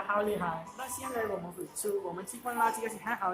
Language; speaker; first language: Chinese; non-native, learner; Urdu